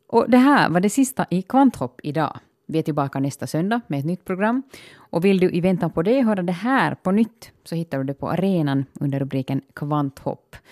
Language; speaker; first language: Swedish; native; Swedish